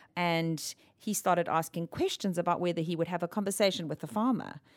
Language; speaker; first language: English; native; English